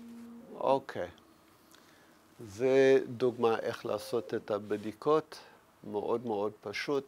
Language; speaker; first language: Hebrew; non-native, fluent; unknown